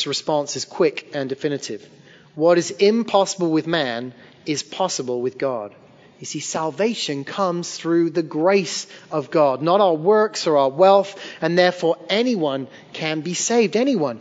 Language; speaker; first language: English; native; English